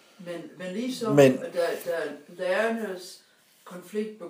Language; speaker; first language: Danish; non-native, fluent; English